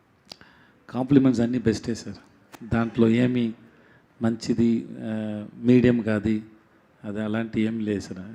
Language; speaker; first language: Telugu; non-native, learner; Tamil